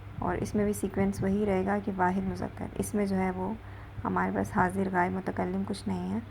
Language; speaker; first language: Urdu; native; Urdu